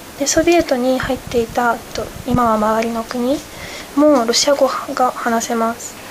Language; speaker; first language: Japanese; early bilingual, other home language; Russian